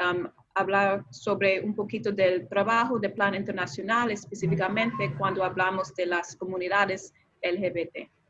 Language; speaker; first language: Spanish; non-native, fluent; English